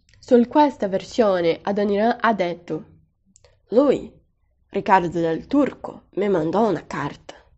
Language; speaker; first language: Italian; non-native, learner; Portuguese